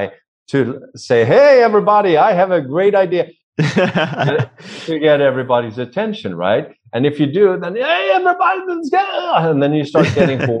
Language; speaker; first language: English; non-native, fluent; Swedish